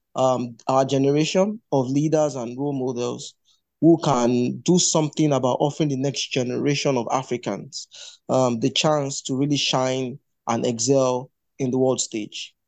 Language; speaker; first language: English; non-native, local second language; Yoruba